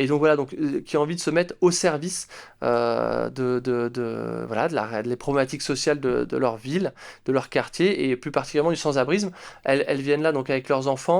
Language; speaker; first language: French; native; French